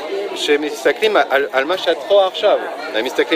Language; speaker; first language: Hebrew; non-native, fluent; French